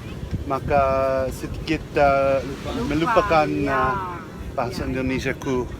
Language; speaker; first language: Indonesian; non-native, learner; English